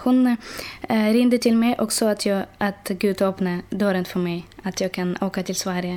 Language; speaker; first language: Swedish; non-native, learner; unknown